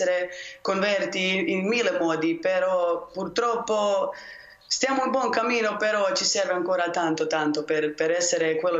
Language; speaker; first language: Italian; non-native, fluent; Bosnian